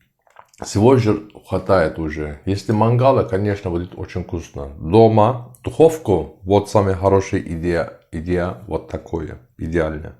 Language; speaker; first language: Russian; non-native, learner; Turkish